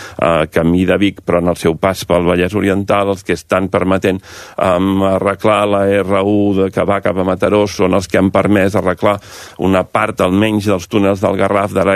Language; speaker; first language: Catalan; native; Catalan